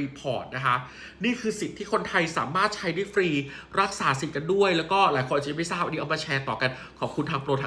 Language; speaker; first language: Thai; native; Thai